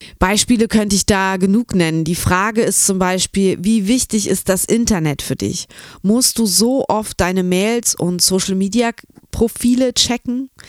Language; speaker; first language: German; native; German